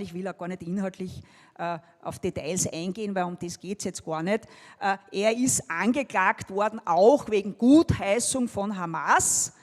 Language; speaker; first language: German; native; German